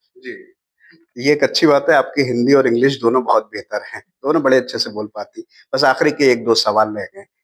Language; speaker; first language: Hindi; native; Hindi